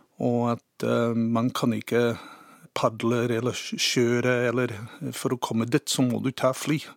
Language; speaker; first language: Norwegian; non-native, fluent; English